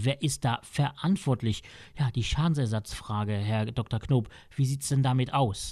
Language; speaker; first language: German; native; German